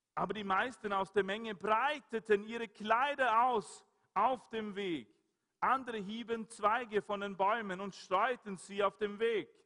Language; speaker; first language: German; non-native, fluent; Swedish